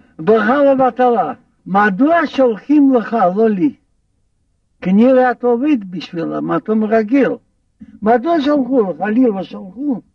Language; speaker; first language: Hebrew; non-native, fluent; Russian